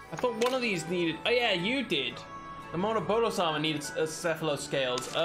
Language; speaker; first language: English; native; English